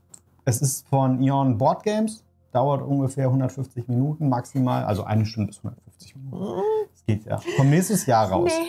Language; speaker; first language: German; native; German